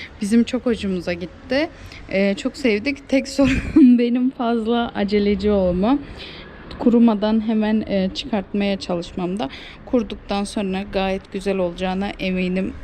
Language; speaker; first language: Turkish; native; Turkish